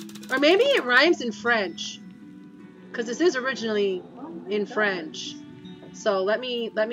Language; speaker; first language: English; early bilingual, other home language; Spanish